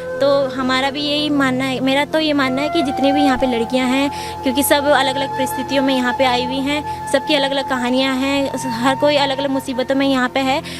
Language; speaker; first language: Hindi; non-native, local second language; Garhwali